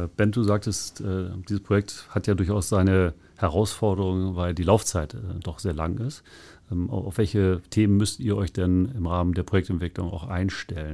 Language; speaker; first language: German; native; German